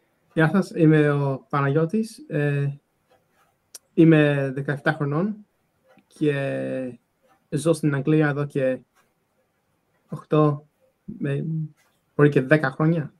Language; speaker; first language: Greek; early bilingual, other home language; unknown